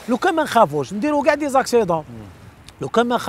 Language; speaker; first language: Arabic; native; Arabic